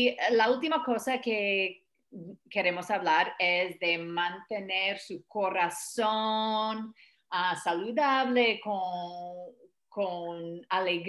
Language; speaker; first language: Spanish; non-native, fluent; English